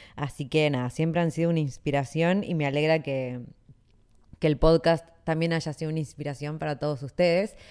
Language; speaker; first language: Spanish; native; Spanish